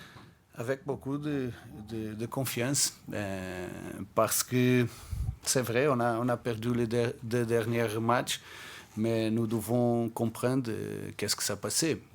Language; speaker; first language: French; non-native, fluent; Portuguese